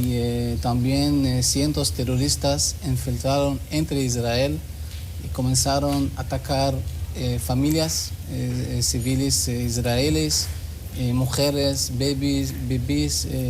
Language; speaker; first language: Spanish; non-native, learner; Hebrew